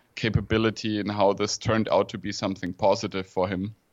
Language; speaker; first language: English; non-native, fluent; German